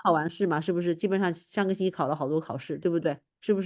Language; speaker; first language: Chinese; native; Chinese